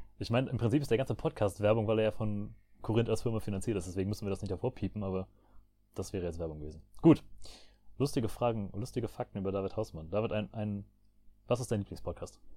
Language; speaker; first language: German; native; German